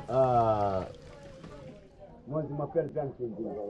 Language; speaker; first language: French; non-native, learner; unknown